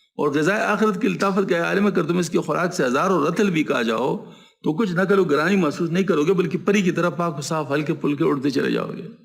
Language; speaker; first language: Urdu; non-native, local second language; Pashto